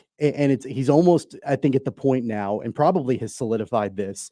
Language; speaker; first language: English; native; English